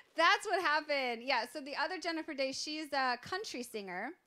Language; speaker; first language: English; native; English